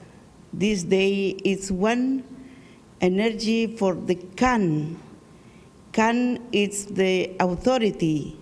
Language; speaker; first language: English; non-native, learner; Kʼicheʼ